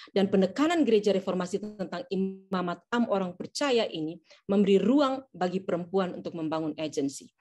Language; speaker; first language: Indonesian; native; Indonesian